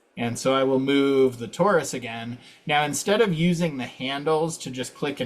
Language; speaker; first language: English; native; English